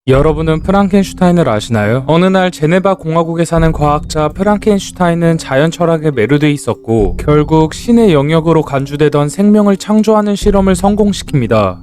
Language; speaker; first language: Korean; native; Korean